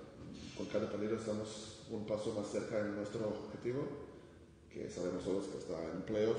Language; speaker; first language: Spanish; non-native, fluent; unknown